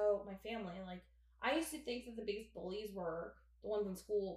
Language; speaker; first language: English; native; English